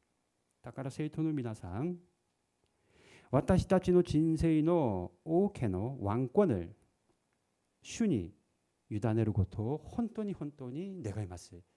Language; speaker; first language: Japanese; non-native, fluent; Korean